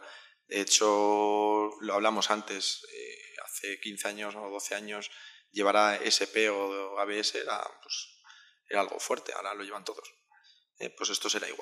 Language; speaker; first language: Spanish; native; Spanish